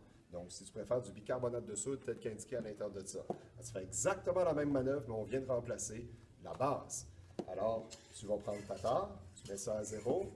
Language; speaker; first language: French; native; French